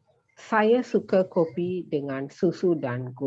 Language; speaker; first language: Indonesian; non-native, learner; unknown